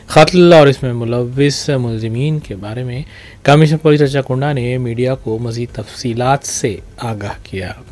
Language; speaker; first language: Urdu; native; Urdu